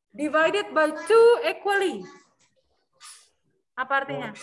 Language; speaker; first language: English; non-native, learner; Indonesian